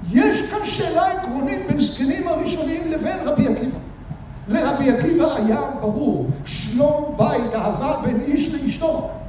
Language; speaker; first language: Hebrew; native; Hebrew